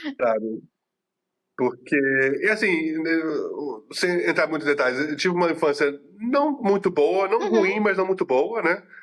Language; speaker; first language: Portuguese; native; Portuguese